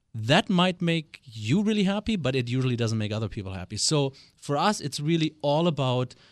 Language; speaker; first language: English; non-native, fluent; German